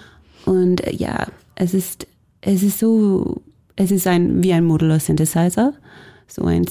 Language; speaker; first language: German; non-native, fluent; Danish